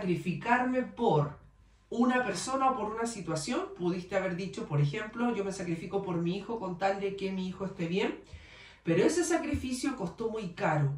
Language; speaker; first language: Spanish; native; Spanish